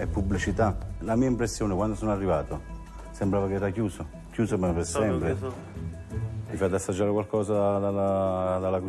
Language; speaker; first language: Italian; native; Italian